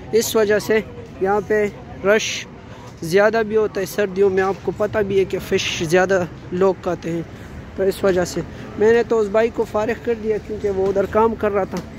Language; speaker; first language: Urdu; non-native, local second language; Pashto